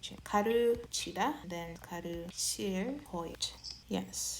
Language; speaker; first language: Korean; non-native, learner; English